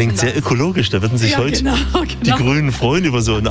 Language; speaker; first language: German; native; German